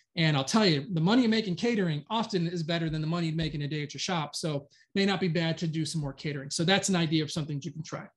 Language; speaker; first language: English; native; English